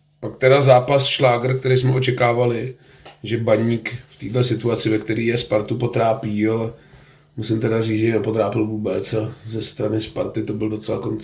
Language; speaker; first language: Czech; native; Czech